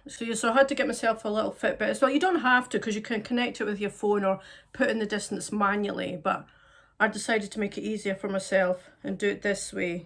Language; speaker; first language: English; native; English